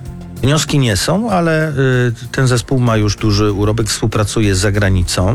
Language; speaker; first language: Polish; native; Polish